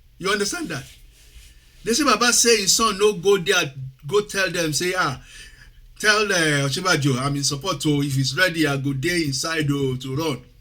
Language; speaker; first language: Nigerian Pidgin; non-native, local second language; Yoruba